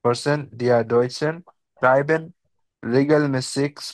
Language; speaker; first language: German; non-native, learner; Bangla